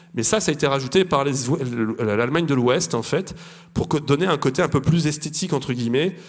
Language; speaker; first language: French; native; French